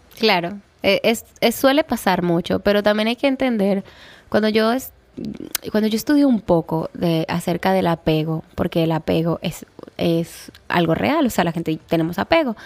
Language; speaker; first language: Spanish; native; Spanish